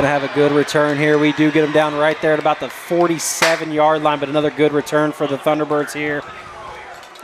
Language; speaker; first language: English; native; English